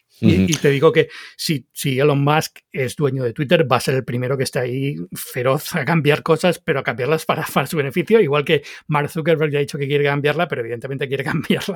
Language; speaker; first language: Spanish; native; Spanish